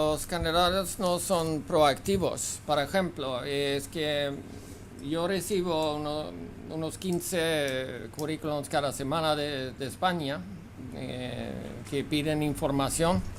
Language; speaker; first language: Spanish; non-native, fluent; Swedish